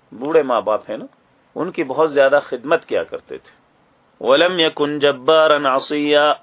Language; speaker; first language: Urdu; native; Urdu